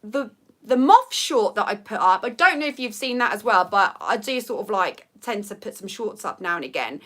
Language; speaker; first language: English; native; English